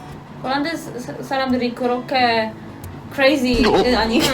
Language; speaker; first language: Korean; non-native, fluent; Polish